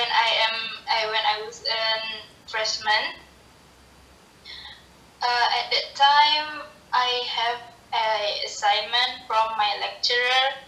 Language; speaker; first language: English; non-native, learner; Indonesian